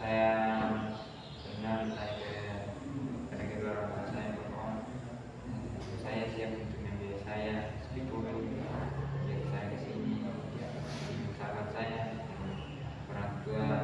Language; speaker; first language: Indonesian; non-native, local second language; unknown